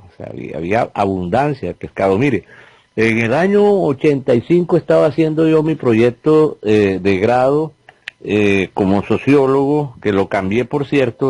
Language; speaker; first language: Spanish; native; Spanish